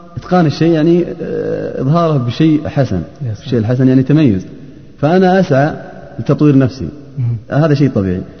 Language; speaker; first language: Arabic; native; Arabic